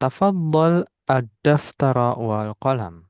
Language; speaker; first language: Arabic; non-native, fluent; Indonesian